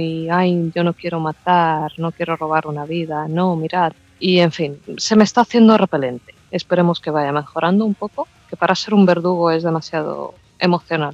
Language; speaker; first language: Spanish; native; Spanish